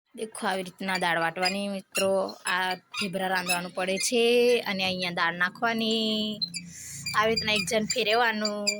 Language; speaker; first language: Gujarati; non-native, local second language; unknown